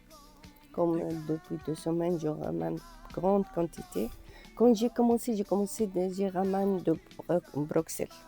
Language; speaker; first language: French; non-native, learner; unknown